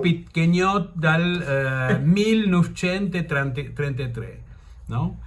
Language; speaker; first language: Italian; early bilingual, heritage; Spanish